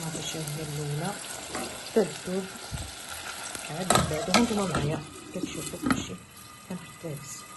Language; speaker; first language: Arabic; native; Arabic